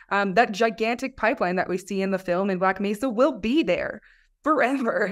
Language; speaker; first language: English; native; English